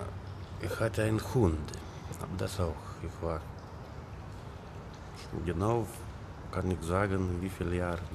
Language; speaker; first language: German; non-native, learner; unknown